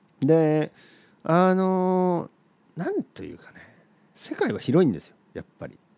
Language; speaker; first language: Japanese; native; Japanese